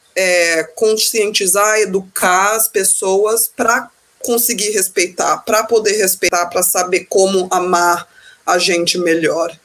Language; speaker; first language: Portuguese; early bilingual, heritage; Portuguese